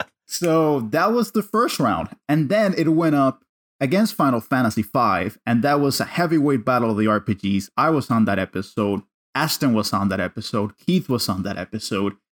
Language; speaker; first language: English; non-native, fluent; Spanish